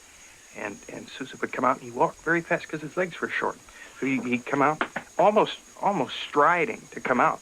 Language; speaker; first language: English; native; English